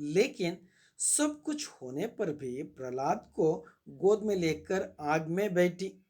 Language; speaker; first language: Hindi; non-native, local second language; Kannada